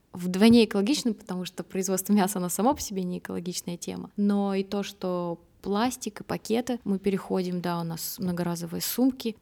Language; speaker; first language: Russian; native; Russian